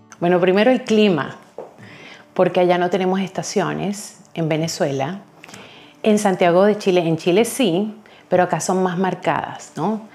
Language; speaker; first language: Spanish; native; Spanish